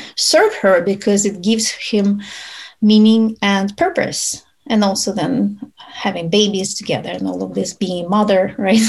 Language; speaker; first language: English; non-native, fluent; Ukrainian